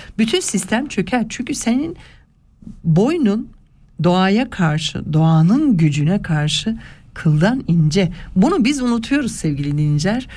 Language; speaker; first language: Turkish; early bilingual, heritage; Turkish